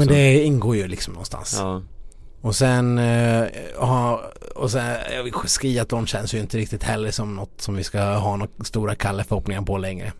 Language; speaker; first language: Swedish; native; Swedish